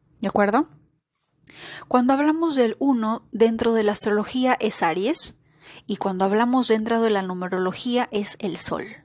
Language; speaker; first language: Spanish; native; Spanish